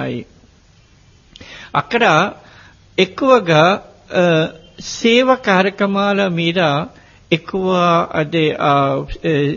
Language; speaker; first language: Telugu; non-native, fluent; Morisyen